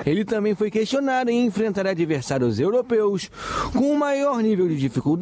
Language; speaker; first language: Portuguese; native; Portuguese